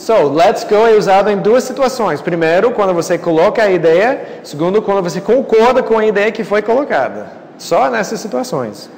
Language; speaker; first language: Portuguese; non-native, fluent; English